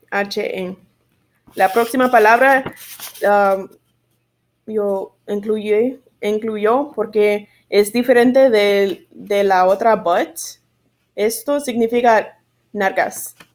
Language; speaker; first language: Spanish; non-native, learner; English